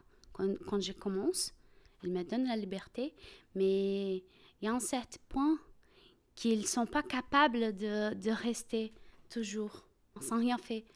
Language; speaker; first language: French; non-native, fluent; Portuguese